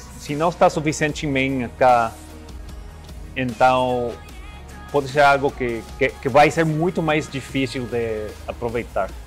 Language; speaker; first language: Portuguese; non-native, learner; Spanish